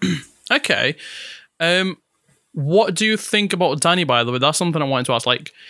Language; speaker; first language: English; non-native, fluent; Italian